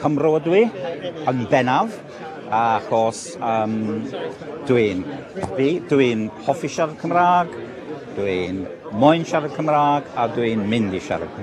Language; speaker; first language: Welsh; non-native, local second language; English